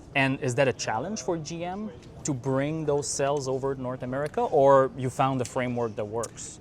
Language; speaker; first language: English; non-native, fluent; French